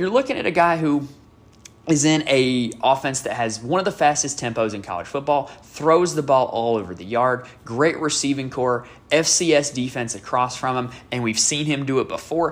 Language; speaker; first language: English; native; English